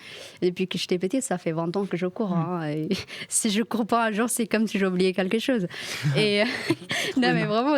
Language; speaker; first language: French; non-native, fluent; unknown